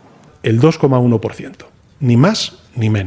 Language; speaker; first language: Spanish; native; Spanish